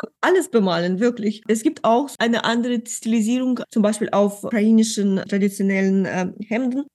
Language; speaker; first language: German; non-native, fluent; Ukrainian